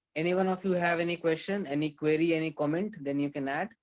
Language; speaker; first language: English; non-native, local second language; Hindi